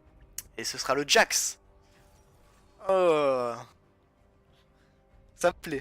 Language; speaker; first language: French; native; French